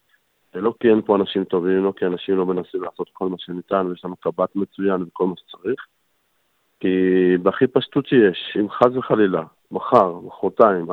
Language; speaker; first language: Hebrew; native; Hebrew